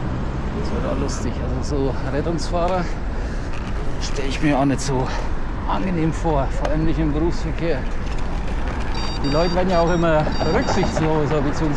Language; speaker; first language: German; native; German